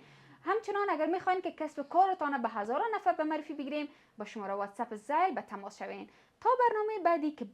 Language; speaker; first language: Persian; native; Persian